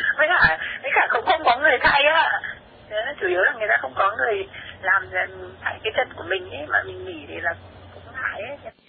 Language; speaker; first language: Vietnamese; native; Vietnamese